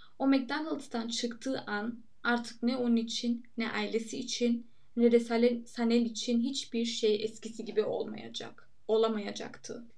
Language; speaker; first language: Turkish; early bilingual, heritage; Turkish